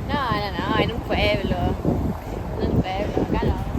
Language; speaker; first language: Spanish; non-native, fluent; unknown